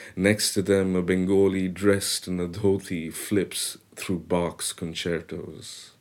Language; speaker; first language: English; non-native, local second language; Bangla